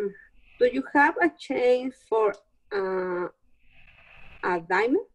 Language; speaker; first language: English; non-native, learner; Spanish